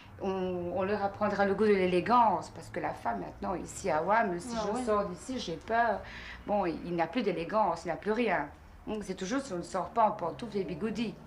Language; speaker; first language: French; native; French